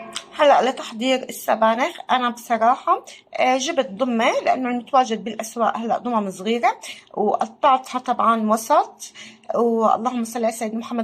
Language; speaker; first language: Arabic; native; Arabic